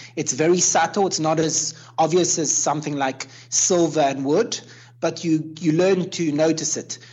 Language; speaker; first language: English; native; English